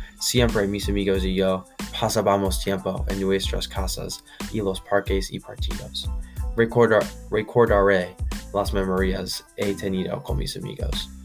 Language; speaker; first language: Spanish; non-native, learner; English